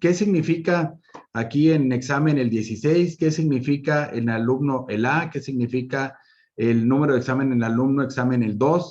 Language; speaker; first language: Spanish; native; Spanish